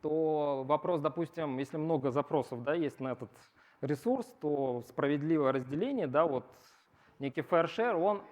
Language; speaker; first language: Russian; native; Russian